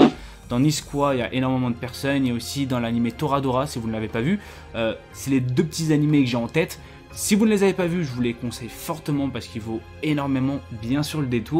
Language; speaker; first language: French; native; French